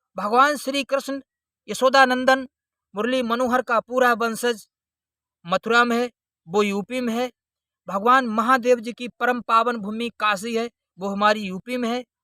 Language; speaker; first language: Hindi; native; Hindi